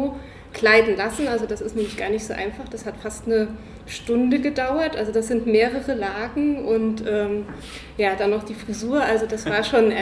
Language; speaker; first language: German; native; German